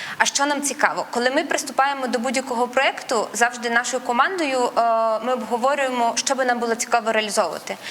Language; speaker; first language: Ukrainian; non-native, local second language; Russian